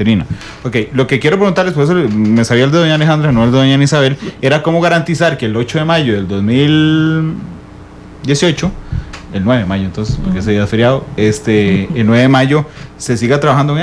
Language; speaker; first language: Spanish; native; Spanish